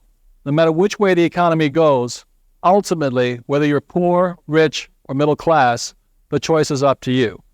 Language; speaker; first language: English; native; English